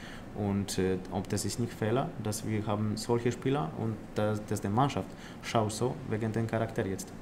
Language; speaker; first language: German; non-native, learner; Polish